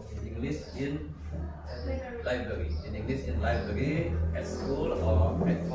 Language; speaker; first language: English; non-native, fluent; Indonesian